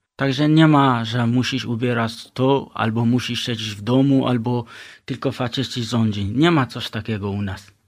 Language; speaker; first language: Polish; non-native, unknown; Kurdish